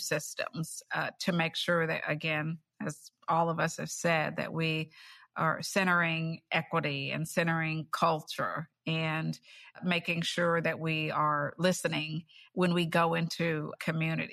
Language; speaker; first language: English; native; English